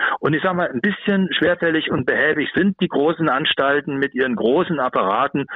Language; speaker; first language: German; native; German